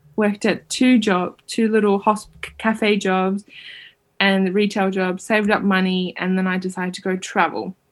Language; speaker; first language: English; early bilingual, other home language; Uyghur